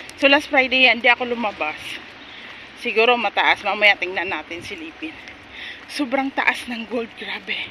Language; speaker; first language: Filipino; non-native, local second language; Hiligaynon